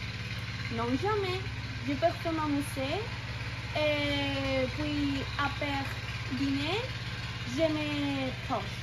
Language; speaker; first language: French; non-native, learner; Spanish